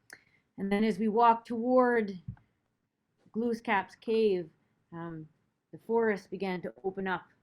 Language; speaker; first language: English; native; English